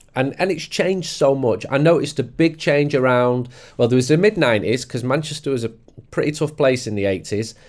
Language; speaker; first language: English; native; English